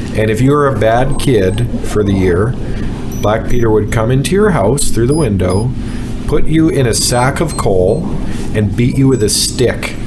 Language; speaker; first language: English; native; English